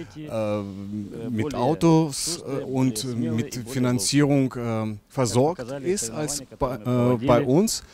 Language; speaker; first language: German; non-native, learner; Russian